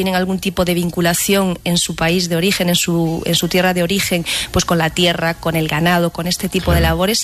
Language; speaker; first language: Spanish; native; Spanish